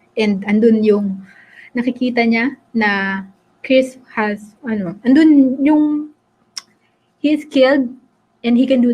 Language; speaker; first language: Filipino; native; Filipino